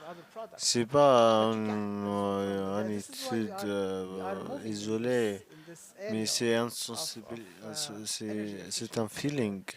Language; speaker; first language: French; non-native, learner; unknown